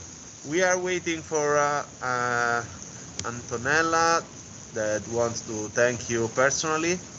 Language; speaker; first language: English; non-native, fluent; Italian